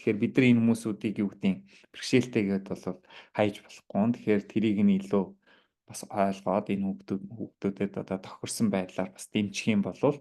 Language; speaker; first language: Mongolian; native; Mongolian